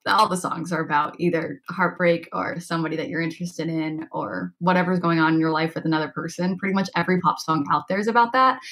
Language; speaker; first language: English; native; English